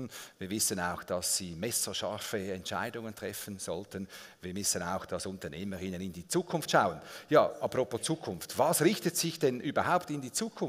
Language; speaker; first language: German; native; German